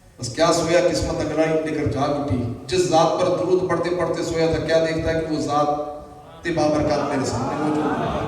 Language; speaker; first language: Urdu; native; Urdu